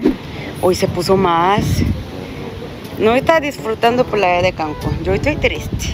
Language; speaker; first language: Spanish; non-native, fluent; Korean